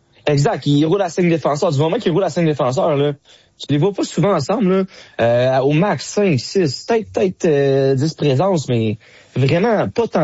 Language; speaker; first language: French; native; French